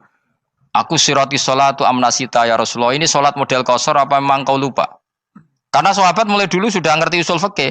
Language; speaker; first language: Indonesian; native; Indonesian